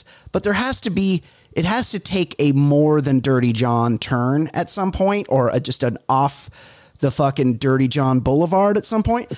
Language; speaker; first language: English; native; English